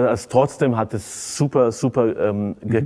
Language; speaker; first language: German; non-native, fluent; Hebrew